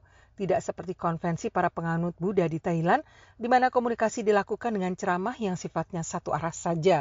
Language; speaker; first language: Indonesian; native; Indonesian